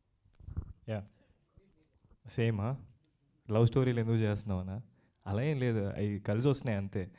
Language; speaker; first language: Telugu; native; Telugu